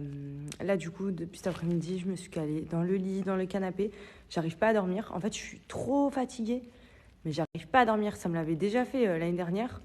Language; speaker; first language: French; native; French